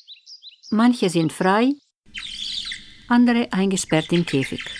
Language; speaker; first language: German; native; German